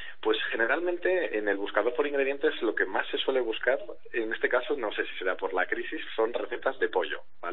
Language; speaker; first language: Spanish; native; Spanish